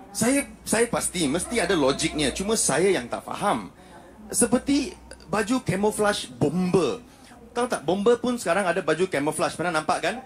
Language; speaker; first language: Malay; non-native, local second language; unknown